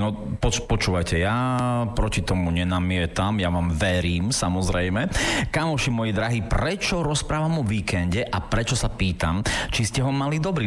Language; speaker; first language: Slovak; native; Slovak